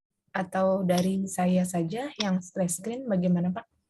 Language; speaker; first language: Indonesian; native; Indonesian